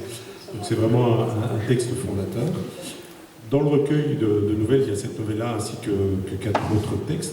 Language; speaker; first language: French; native; French